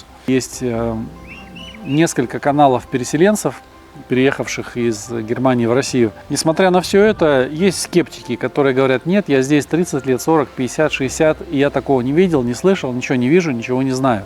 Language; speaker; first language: Russian; native; Russian